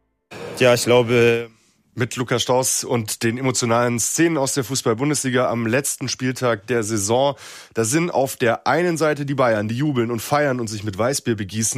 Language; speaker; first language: German; native; German